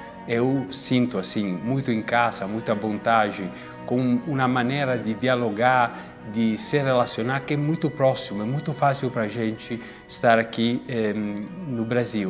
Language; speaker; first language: Portuguese; non-native, fluent; Italian